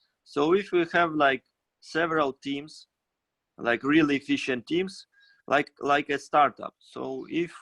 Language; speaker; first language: English; non-native, fluent; Russian